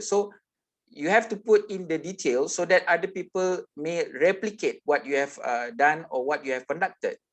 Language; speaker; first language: English; non-native, local second language; Malay